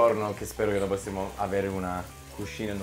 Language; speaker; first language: Italian; early bilingual, heritage; English